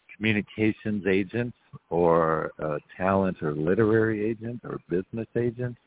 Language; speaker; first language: English; native; English